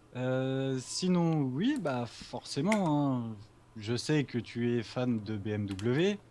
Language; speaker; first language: French; native; French